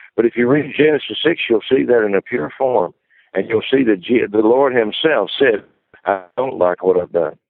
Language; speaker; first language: English; native; English